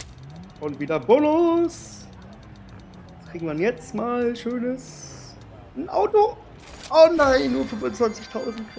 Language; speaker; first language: German; native; German